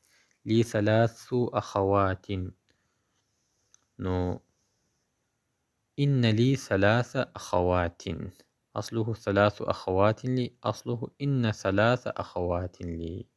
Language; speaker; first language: Arabic; non-native, fluent; Pashto